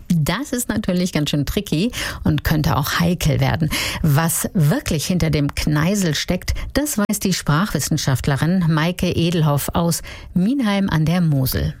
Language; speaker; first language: German; native; German